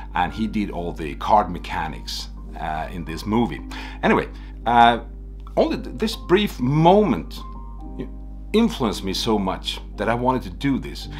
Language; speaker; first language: English; non-native, fluent; Swedish